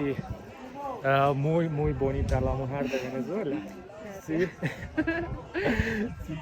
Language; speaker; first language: Spanish; non-native, learner; Turkish